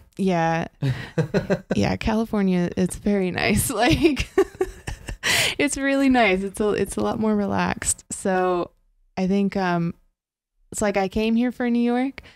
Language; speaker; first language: English; native; English